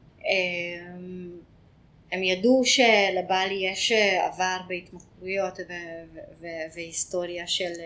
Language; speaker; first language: Hebrew; non-native, fluent; Hungarian